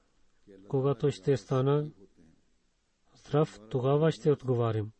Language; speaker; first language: Bulgarian; non-native, fluent; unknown